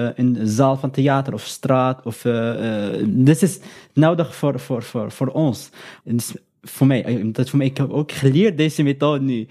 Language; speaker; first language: Dutch; non-native, learner; Arabic